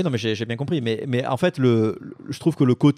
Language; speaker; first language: French; native; French